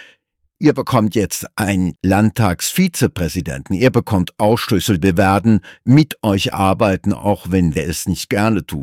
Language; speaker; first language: German; native; German